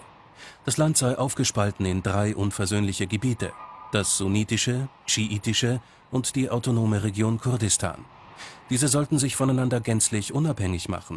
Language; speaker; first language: German; native; German